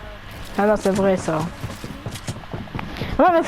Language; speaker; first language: French; native; French